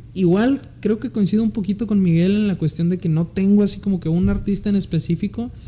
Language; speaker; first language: Spanish; early bilingual, heritage; Spanish